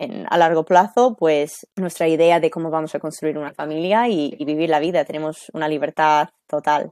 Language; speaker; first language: Spanish; non-native, fluent; English